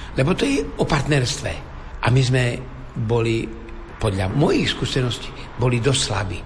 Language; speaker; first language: Slovak; native; Slovak